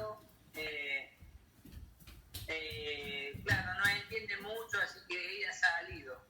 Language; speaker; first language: Spanish; native; Spanish